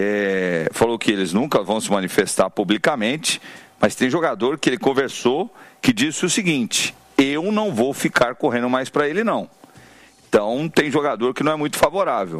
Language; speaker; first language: Portuguese; native; Portuguese